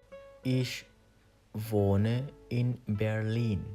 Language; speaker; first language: German; non-native, learner; Bangla